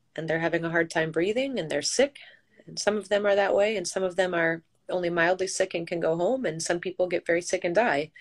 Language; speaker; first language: English; native; English